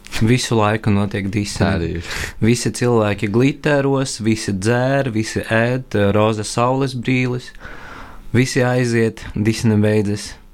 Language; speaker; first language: Latvian; non-native, local second language; Russian